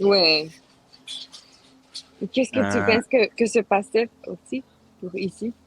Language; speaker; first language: French; non-native, learner; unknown